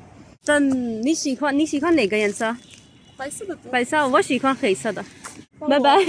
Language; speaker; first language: Chinese; non-native, learner; Urdu